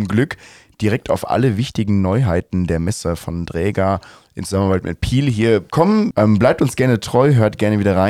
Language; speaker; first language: German; native; German